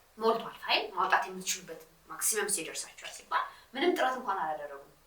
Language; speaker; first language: Amharic; non-native, local second language; Sebat Bet Gurage